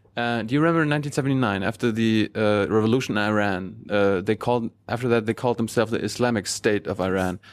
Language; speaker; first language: English; non-native, fluent; German